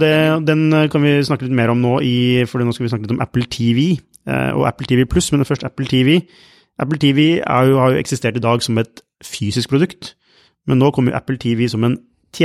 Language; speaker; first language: Norwegian; native; Norwegian